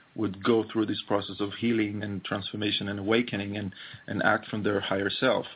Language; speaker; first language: English; non-native, fluent; Hebrew